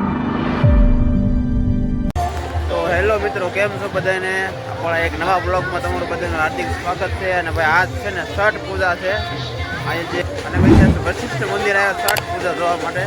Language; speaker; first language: Gujarati; native; Gujarati